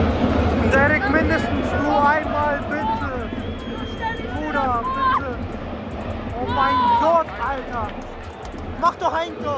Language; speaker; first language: German; native; German